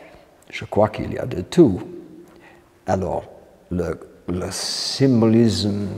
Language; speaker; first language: French; non-native, fluent; English